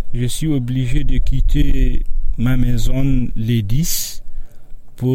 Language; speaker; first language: French; non-native, local second language; Tamasheq